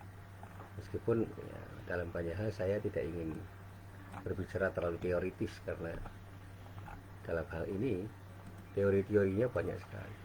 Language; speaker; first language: Indonesian; native; Indonesian